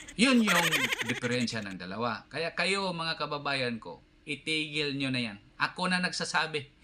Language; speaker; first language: Filipino; non-native, local second language; Cebuano